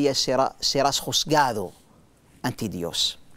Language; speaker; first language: Spanish; non-native, learner; Arabic